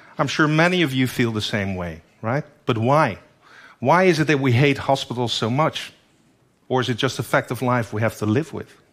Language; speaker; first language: English; non-native, fluent; Dutch